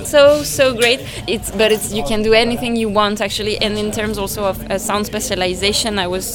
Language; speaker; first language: English; non-native, fluent; French